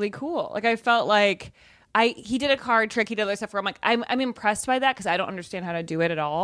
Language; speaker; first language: English; native; English